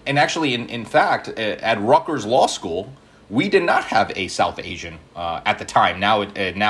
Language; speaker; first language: English; early bilingual, other home language; Malayalam